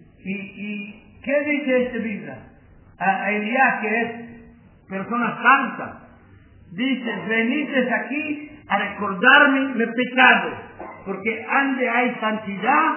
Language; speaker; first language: Spanish; non-native, fluent; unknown